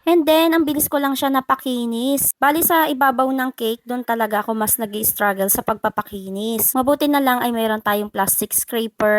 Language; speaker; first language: Filipino; native; Filipino